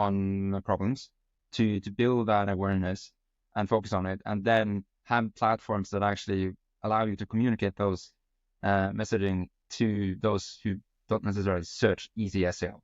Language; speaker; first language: English; non-native, fluent; Norwegian